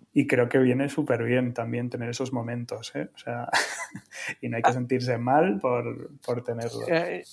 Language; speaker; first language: Spanish; native; Spanish